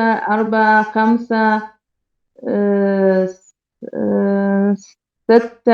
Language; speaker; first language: Arabic; non-native, learner; Persian